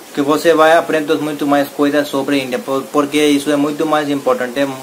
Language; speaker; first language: Spanish; non-native, learner; Hindi